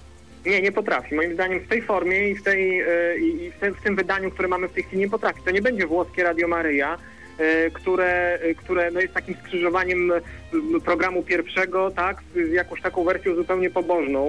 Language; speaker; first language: Polish; native; Polish